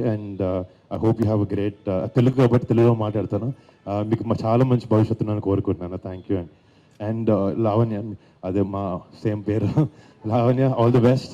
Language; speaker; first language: Telugu; native; Telugu